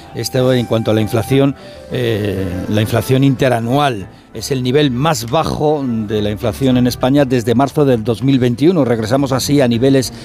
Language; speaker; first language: Spanish; non-native, fluent; Arabic